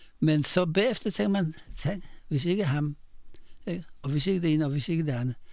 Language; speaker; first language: Danish; non-native, fluent; Polish